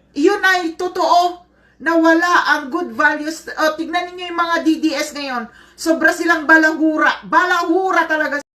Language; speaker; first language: Filipino; non-native, local second language; Iloko